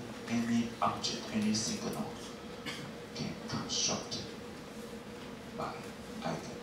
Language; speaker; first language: English; non-native, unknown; Chinese